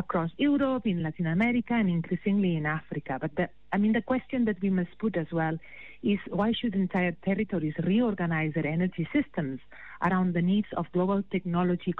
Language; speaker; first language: English; non-native, fluent; Spanish